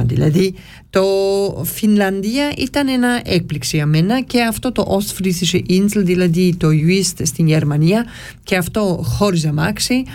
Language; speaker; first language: Greek; early bilingual, heritage; Greek